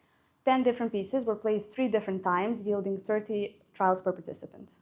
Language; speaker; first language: English; non-native, fluent; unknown